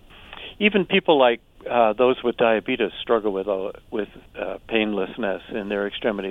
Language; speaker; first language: English; native; English